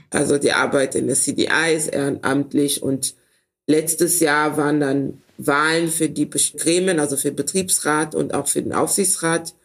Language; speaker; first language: German; early bilingual, other home language; Ewe